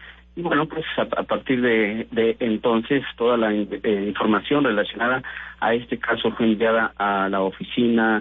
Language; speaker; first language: Spanish; native; Spanish